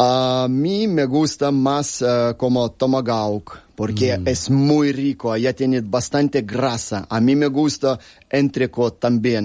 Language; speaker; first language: Spanish; non-native, learner; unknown